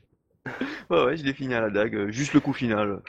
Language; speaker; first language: French; native; French